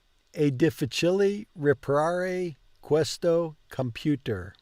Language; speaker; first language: Italian; non-native, learner; English